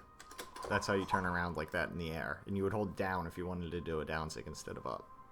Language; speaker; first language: English; native; English